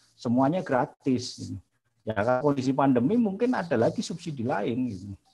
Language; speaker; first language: Indonesian; native; Indonesian